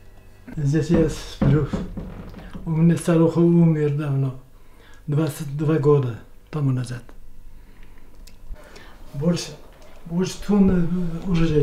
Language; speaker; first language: Russian; non-native, local second language; Uzbek